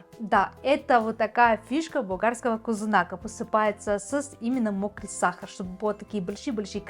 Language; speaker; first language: Russian; non-native, fluent; Bulgarian